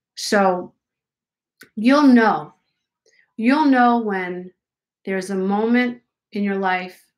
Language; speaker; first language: English; native; English